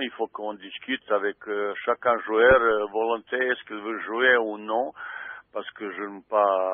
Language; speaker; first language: French; non-native, fluent; Bosnian